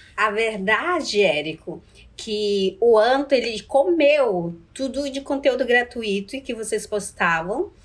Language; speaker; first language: Portuguese; non-native, local second language; Ticuna